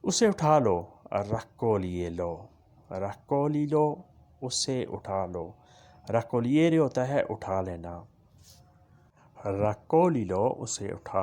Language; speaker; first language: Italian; non-native, learner; Urdu